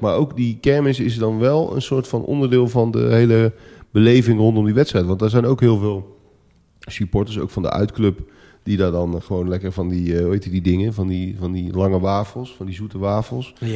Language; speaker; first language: Dutch; native; Dutch